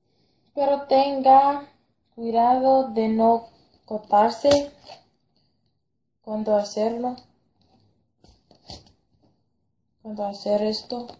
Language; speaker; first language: Spanish; non-native, learner; English